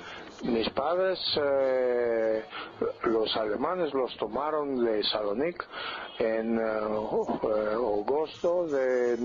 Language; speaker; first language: Spanish; non-native, fluent; Greek